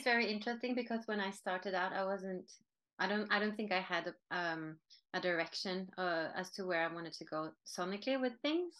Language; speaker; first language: English; non-native, fluent; Norwegian